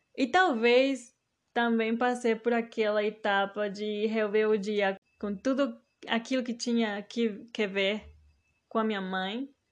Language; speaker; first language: Portuguese; early bilingual, heritage; Portuguese